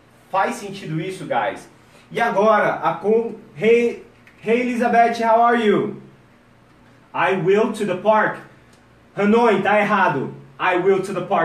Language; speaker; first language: English; non-native, fluent; Portuguese